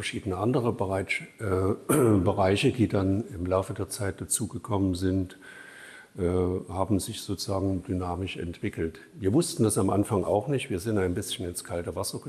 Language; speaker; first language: German; native; German